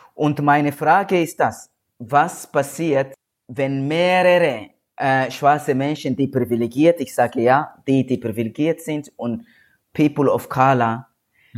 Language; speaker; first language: German; non-native, learner; Swahili